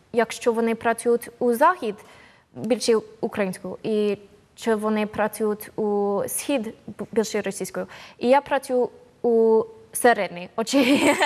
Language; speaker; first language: Ukrainian; non-native, learner; English